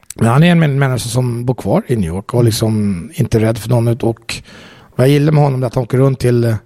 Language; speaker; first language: Swedish; native; Swedish